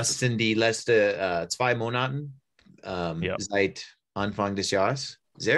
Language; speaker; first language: German; non-native, learner; English